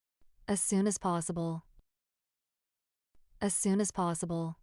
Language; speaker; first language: English; non-native, fluent; Portuguese